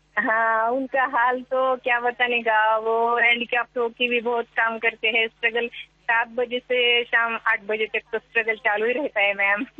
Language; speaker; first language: Hindi; non-native, local second language; Marathi